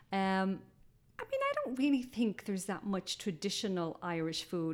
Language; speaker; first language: English; native; English